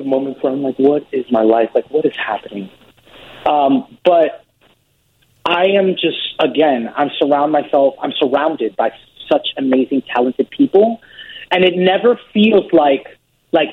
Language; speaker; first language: English; native; English